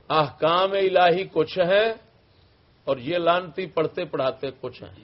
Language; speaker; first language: Urdu; non-native, local second language; Punjabi